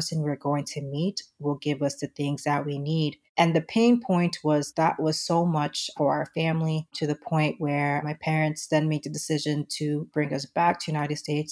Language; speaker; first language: English; native; English